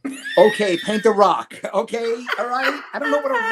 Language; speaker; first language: English; native; English